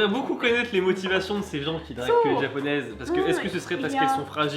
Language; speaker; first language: French; native; French